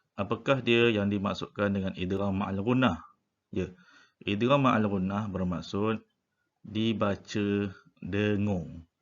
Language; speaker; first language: Malay; native; Malay